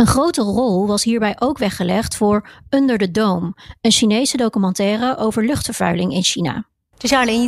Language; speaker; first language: Dutch; native; Dutch